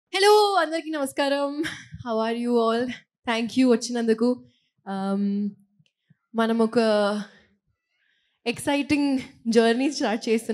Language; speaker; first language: Telugu; non-native, local second language; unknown